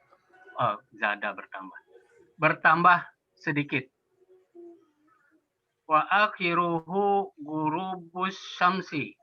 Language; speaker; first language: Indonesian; native; Indonesian